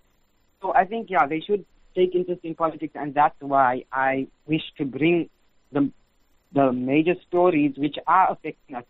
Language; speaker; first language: English; native; English